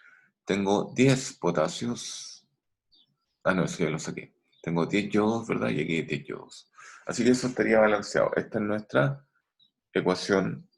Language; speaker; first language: Spanish; native; Spanish